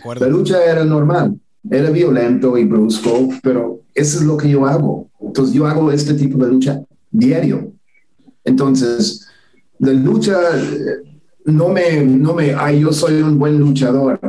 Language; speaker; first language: Spanish; non-native, fluent; English